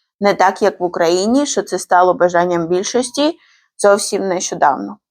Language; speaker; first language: Ukrainian; non-native, fluent; Georgian